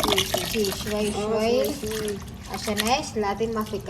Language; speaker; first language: Arabic; non-native, learner; Urdu